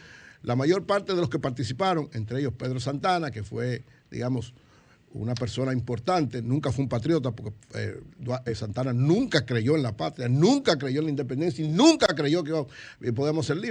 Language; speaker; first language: Spanish; native; Spanish